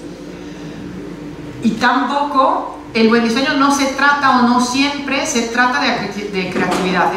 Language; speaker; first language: Spanish; non-native, fluent; Italian